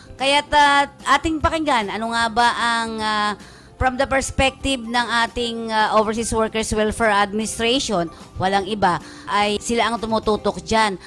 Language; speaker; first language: Filipino; native; Filipino